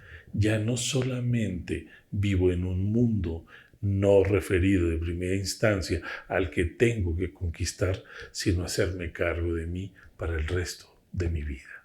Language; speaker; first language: Spanish; native; Spanish